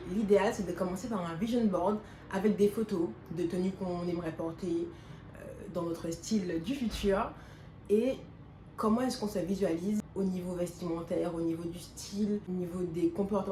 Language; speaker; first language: French; native; French